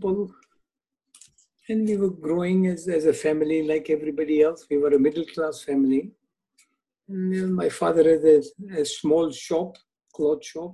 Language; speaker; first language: English; non-native, local second language; Gujarati